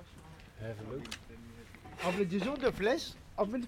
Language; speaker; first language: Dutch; non-native, learner; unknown